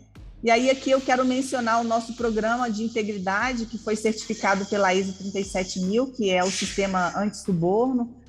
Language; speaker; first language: Portuguese; native; Portuguese